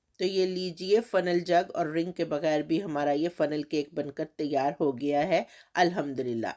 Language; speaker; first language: Urdu; native; Urdu